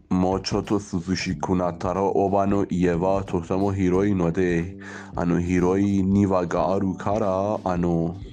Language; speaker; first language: Japanese; non-native, learner; Persian